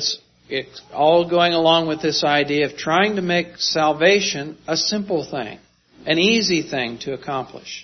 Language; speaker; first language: English; native; English